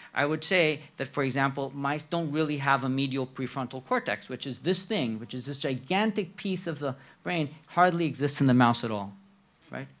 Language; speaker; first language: English; non-native, fluent; Spanish